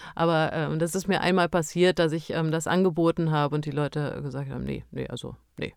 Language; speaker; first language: German; early bilingual, other home language; Romanian